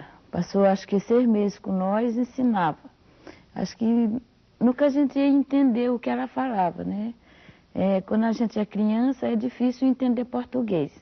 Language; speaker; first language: Portuguese; non-native, local second language; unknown